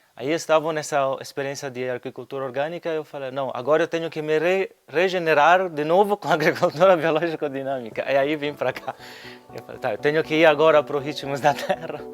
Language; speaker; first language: Portuguese; non-native, fluent; Italian